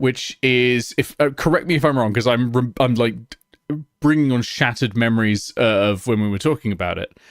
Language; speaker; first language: English; native; English